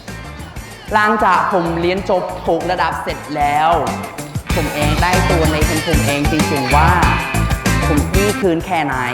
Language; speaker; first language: Thai; non-native, fluent; Khmer